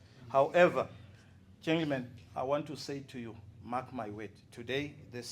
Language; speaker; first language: English; non-native, local second language; Zulu